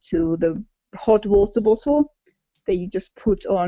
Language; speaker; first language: English; non-native, fluent; Czech